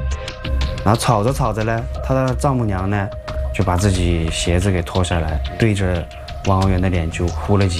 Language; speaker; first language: Chinese; native; Chinese